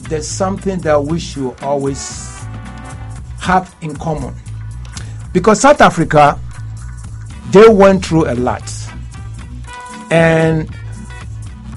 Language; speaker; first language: English; non-native, local second language; Hausa